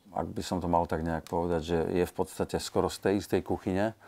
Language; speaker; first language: Slovak; native; Slovak